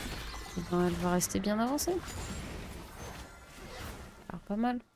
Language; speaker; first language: French; native; French